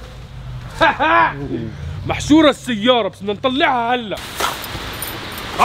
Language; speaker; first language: Arabic; native; Arabic